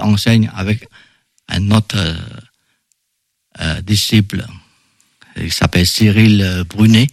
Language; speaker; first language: French; non-native, fluent; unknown